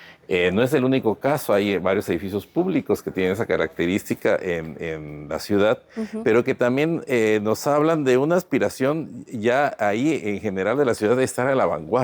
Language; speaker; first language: Spanish; native; Spanish